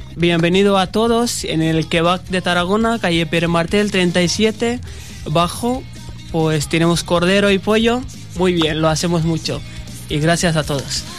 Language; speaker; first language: Spanish; non-native, learner; Urdu